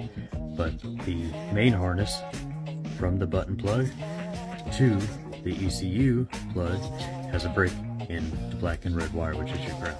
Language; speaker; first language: English; native; English